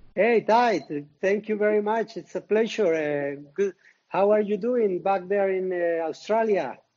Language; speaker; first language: English; non-native, learner; Spanish